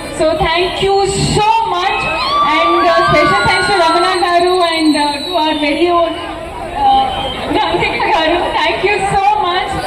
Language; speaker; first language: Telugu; non-native, fluent; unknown